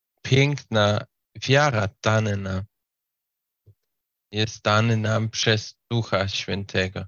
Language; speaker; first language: Polish; non-native, learner; Slovak